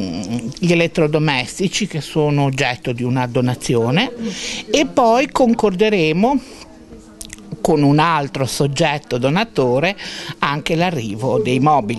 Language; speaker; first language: Italian; native; Italian